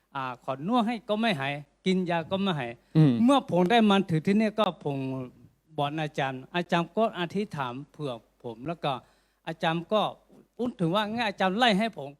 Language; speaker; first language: Thai; non-native, local second language; S'gaw Karen